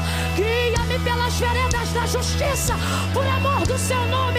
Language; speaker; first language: Portuguese; native; Portuguese